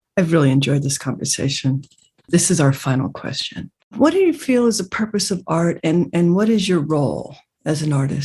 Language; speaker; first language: English; native; English